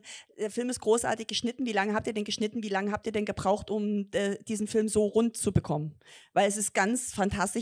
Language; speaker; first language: German; native; German